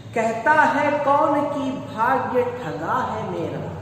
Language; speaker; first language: Hindi; non-native, local second language; Kannada